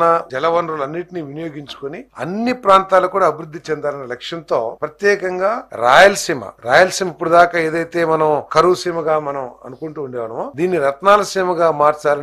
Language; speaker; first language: Telugu; native; Telugu